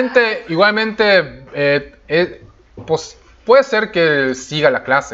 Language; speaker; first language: Spanish; non-native, fluent; Korean